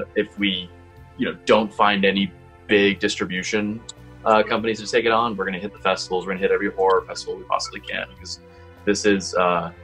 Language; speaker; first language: English; native; English